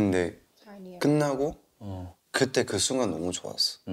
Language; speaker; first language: Korean; non-native, fluent; Cantonese